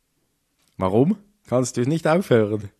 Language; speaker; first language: German; native; German